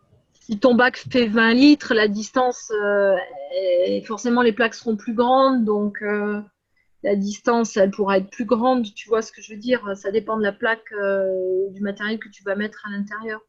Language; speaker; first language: French; native; French